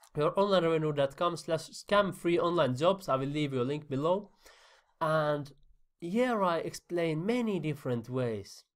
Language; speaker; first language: English; non-native, fluent; Finnish